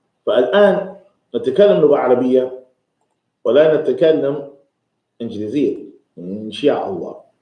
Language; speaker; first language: Arabic; non-native, fluent; English